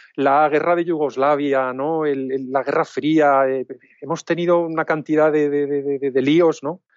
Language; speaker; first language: Spanish; native; Spanish